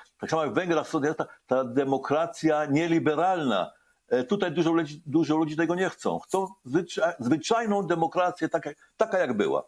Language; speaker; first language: Polish; early bilingual, heritage; Hebrew